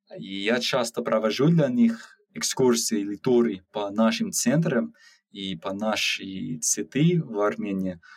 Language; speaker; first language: Russian; non-native, learner; English